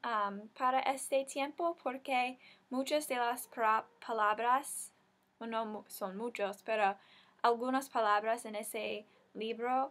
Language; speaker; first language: Spanish; non-native, learner; English